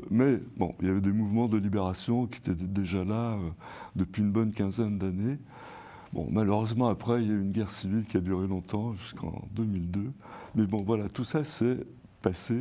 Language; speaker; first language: French; native; French